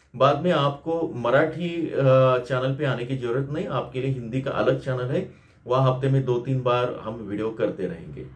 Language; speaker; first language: Hindi; non-native, local second language; Marathi